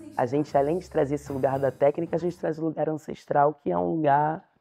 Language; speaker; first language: Portuguese; native; Portuguese